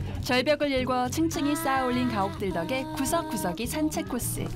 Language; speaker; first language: Korean; native; Korean